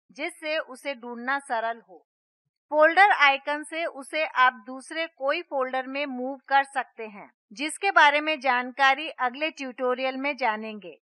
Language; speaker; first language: Hindi; non-native, local second language; Gujarati